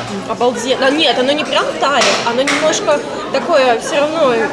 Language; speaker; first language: Russian; native; Russian